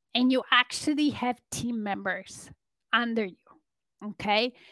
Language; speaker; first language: English; non-native, fluent; Polish